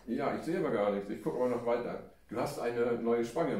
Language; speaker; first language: German; native; German